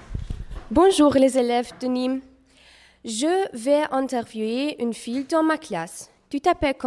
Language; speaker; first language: French; non-native, learner; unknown